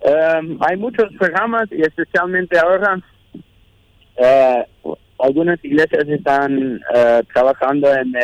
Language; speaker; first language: Spanish; non-native, local second language; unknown